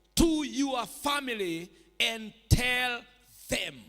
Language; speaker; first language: English; non-native, local second language; Swahili